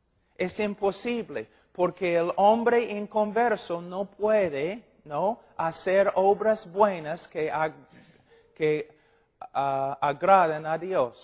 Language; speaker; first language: Spanish; non-native, fluent; English